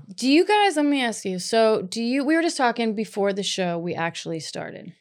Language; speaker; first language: English; native; English